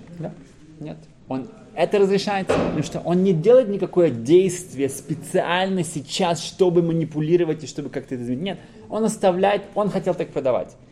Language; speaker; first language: Russian; early bilingual, heritage; Russian